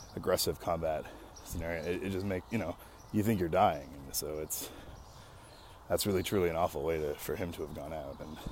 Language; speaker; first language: English; native; English